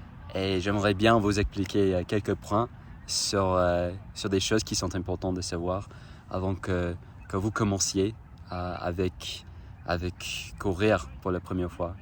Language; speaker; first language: French; non-native, fluent; English